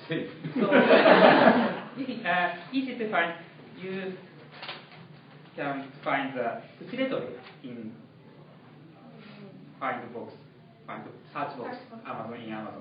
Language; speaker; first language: English; non-native, learner; Japanese